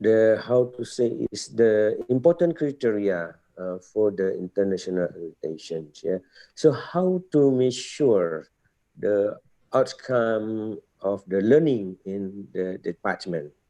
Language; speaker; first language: English; non-native, fluent; Indonesian